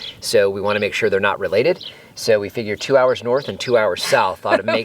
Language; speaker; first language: English; native; English